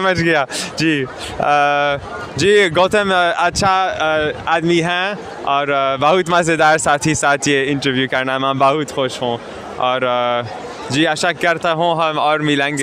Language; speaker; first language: Hindi; non-native, learner; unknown